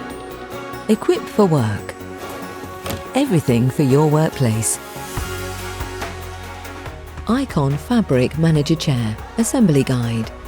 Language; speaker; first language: English; native; English